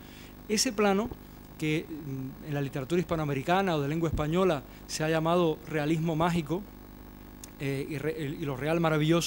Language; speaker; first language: Spanish; native; Spanish